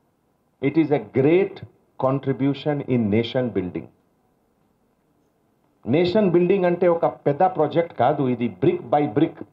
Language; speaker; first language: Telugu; non-native, local second language; Hindi